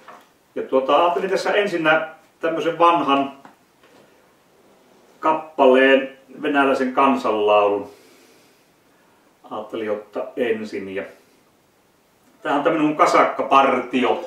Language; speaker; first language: Finnish; native; Finnish